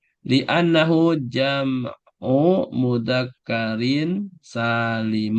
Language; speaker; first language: Arabic; non-native, fluent; Indonesian